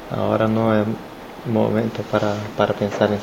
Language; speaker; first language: Spanish; non-native, learner; Portuguese